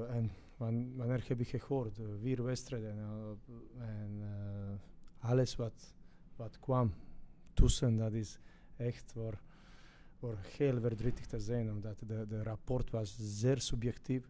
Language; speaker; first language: Dutch; non-native, fluent; Croatian